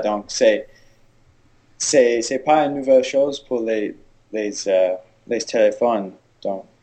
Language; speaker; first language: French; non-native, learner; English